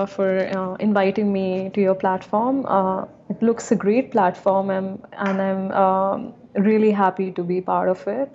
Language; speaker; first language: English; non-native, local second language; Hindi